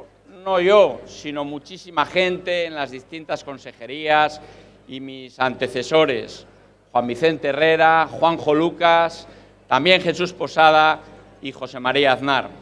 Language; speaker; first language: Spanish; native; Spanish